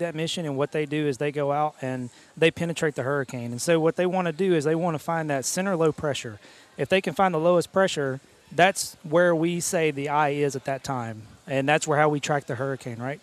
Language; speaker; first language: English; native; English